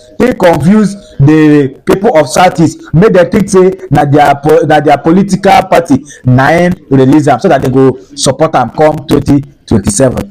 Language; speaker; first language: Nigerian Pidgin; non-native, local second language; Igbo